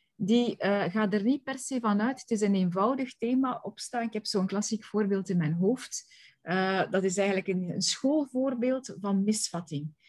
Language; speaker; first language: Dutch; native; Dutch